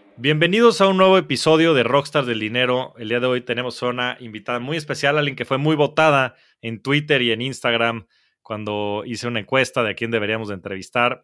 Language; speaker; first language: Spanish; native; Spanish